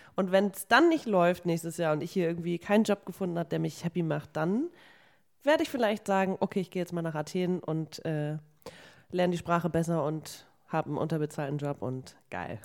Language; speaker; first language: German; native; German